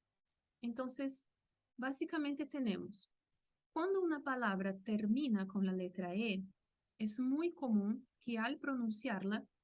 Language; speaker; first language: Spanish; non-native, fluent; Portuguese